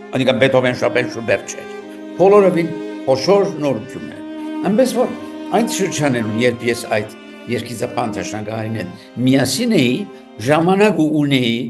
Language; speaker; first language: Armenian; early bilingual, heritage; Armenian